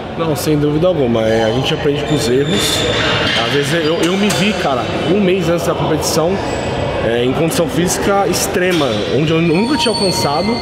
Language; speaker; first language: Portuguese; native; Portuguese